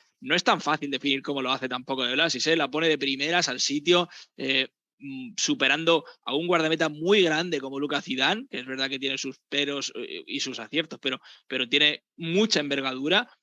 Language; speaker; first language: Spanish; native; Spanish